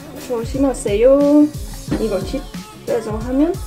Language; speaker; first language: Korean; non-native, learner; Dutch